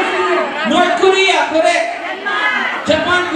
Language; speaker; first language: English; non-native, local second language; Filipino